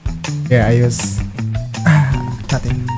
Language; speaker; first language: English; non-native, learner; Indonesian